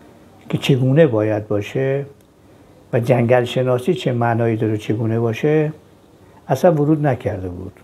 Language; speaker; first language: Persian; native; Persian